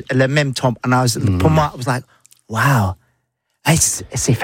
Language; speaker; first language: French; non-native, learner; English